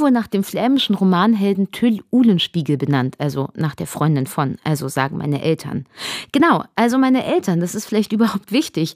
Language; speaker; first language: German; native; German